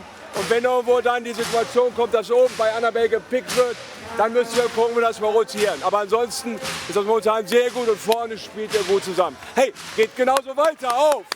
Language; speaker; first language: German; native; German